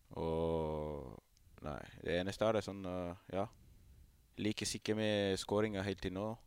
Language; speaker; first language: Norwegian; non-native, fluent; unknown